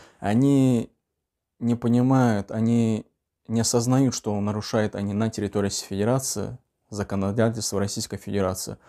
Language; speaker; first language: Russian; non-native, local second language; Uzbek